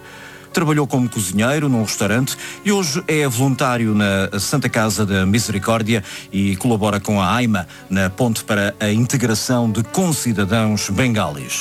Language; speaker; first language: Portuguese; native; Portuguese